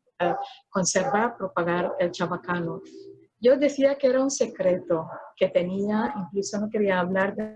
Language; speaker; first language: Spanish; non-native, fluent; Filipino